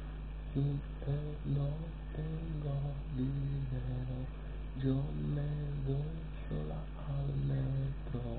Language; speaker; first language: Spanish; non-native, learner; Romanian